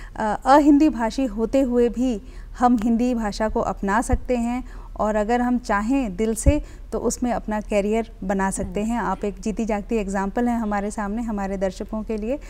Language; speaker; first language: Hindi; non-native, local second language; Telugu